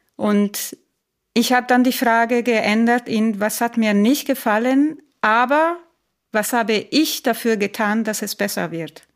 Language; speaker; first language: German; non-native, fluent; Spanish